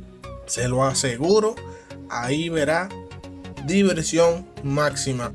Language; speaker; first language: Spanish; native; Spanish